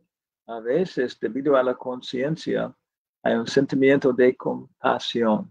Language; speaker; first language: Spanish; non-native, fluent; English